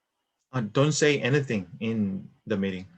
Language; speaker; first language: English; non-native, learner; Korean